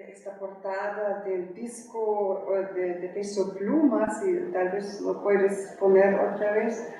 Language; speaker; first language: Spanish; non-native, fluent; German